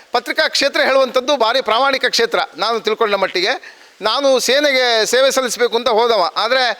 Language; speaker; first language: Kannada; native; Kannada